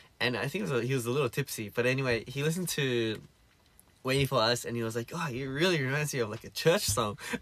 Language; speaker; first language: English; early bilingual, other home language; Korean